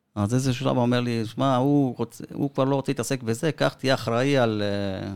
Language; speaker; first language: Hebrew; early bilingual, other home language; Spanish